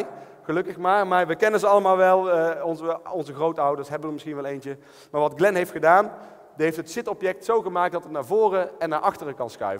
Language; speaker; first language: Dutch; native; Dutch